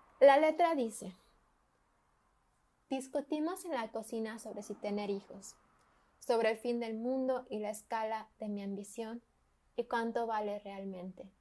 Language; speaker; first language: Spanish; native; Spanish